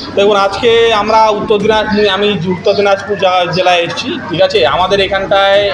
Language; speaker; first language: Bangla; non-native, local second language; Rangpuri